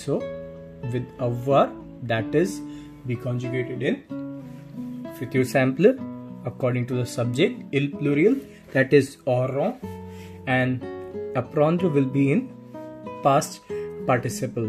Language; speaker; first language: English; non-native, local second language; Hindi